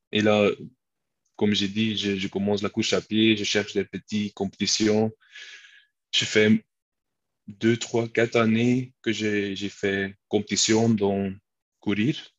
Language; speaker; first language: French; non-native, local second language; Dutch